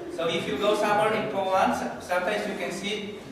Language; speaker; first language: English; non-native, fluent; Polish